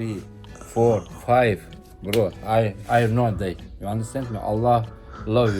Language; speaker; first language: English; non-native, learner; Turkish